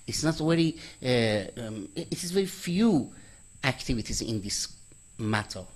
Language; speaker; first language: English; non-native, fluent; Persian